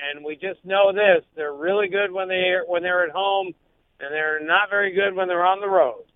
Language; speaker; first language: English; native; English